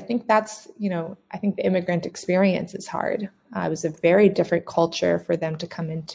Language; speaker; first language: English; native; English